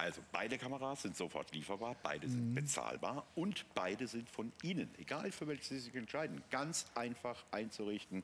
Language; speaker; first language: German; native; German